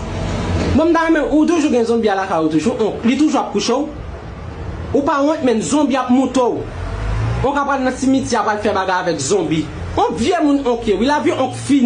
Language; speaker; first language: Haitian Creole; native; Haitian Creole